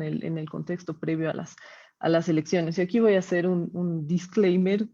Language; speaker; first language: Spanish; native; Spanish